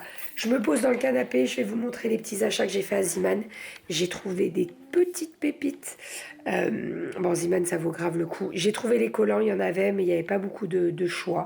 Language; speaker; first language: French; native; French